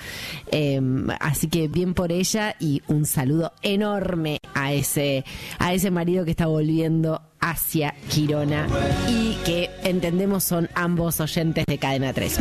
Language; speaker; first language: Spanish; native; Spanish